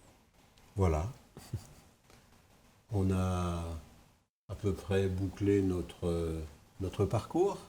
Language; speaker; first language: French; native; French